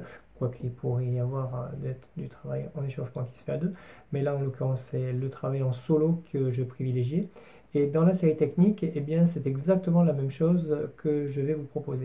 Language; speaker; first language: French; native; French